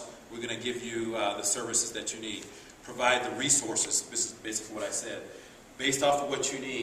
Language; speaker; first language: English; native; English